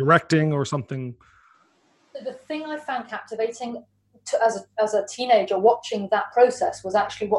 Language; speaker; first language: English; native; English